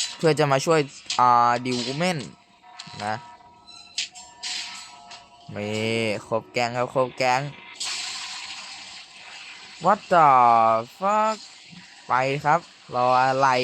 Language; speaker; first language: Thai; native; Thai